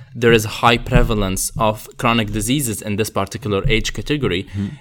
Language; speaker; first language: English; non-native, fluent; Arabic